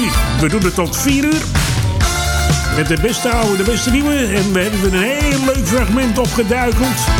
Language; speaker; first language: Dutch; native; Dutch